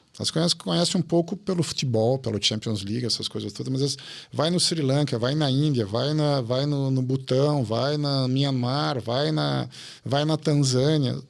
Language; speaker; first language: Portuguese; native; Portuguese